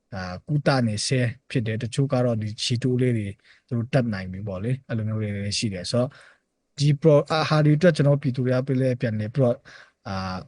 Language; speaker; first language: Burmese; non-native, local second language; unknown